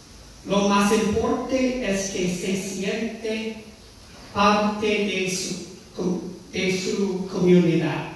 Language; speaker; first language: Spanish; non-native, fluent; English